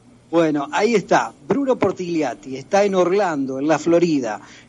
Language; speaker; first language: Spanish; native; Spanish